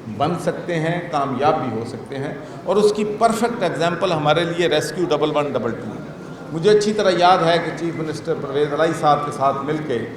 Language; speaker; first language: Urdu; non-native, local second language; Punjabi